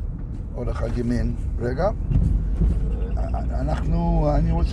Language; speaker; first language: Hebrew; non-native, fluent; English